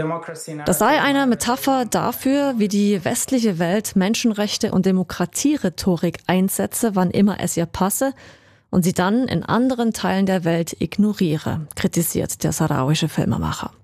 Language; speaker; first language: German; native; German